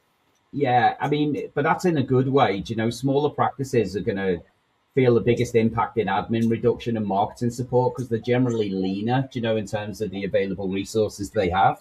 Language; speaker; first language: English; native; English